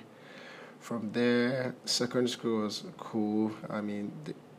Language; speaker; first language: English; non-native, local second language; Igbo